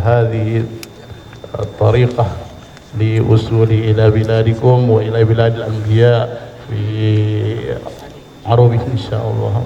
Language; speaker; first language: Arabic; non-native, fluent; Indonesian